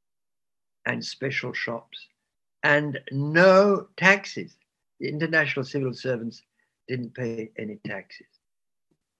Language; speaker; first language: English; native; English